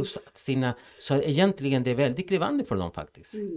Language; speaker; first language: Swedish; non-native, fluent; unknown